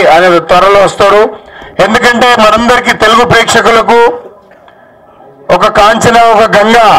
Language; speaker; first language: Telugu; native; Telugu